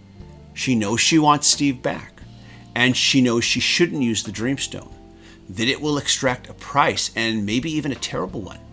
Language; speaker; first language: English; native; English